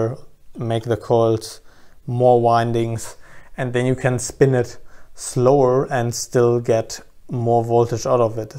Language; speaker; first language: English; non-native, fluent; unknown